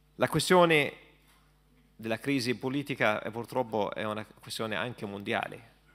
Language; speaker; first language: Italian; non-native, fluent; Arabic